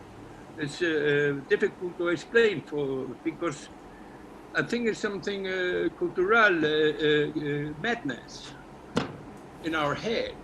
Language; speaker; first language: English; non-native, learner; Icelandic